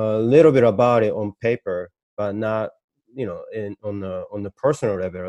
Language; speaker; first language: English; non-native, fluent; Japanese